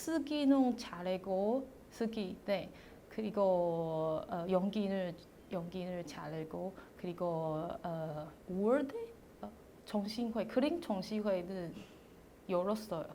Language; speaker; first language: Korean; non-native, learner; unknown